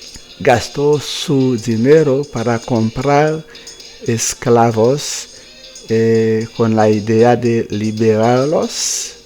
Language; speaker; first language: Spanish; non-native, fluent; Haitian Creole